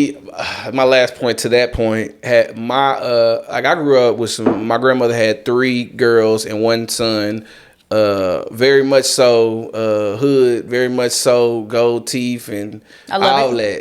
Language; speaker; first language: English; native; English